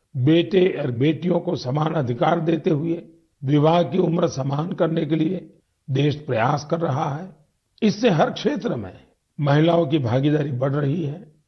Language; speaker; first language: Hindi; non-native, local second language; Gujarati